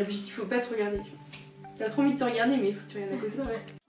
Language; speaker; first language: French; native; French